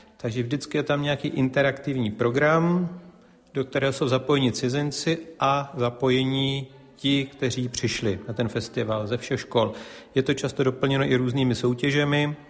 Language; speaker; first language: Czech; native; Czech